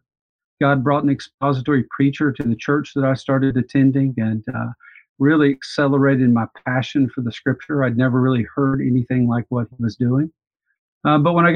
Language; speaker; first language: English; native; English